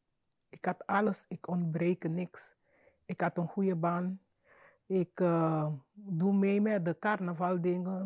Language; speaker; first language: Dutch; non-native, learner; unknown